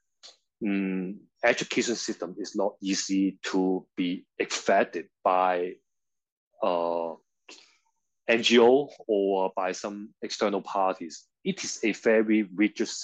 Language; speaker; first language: English; non-native, local second language; Cantonese